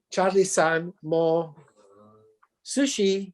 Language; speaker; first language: Japanese; non-native, learner; English